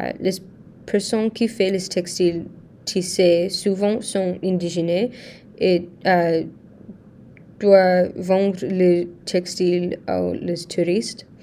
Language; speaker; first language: French; non-native, learner; English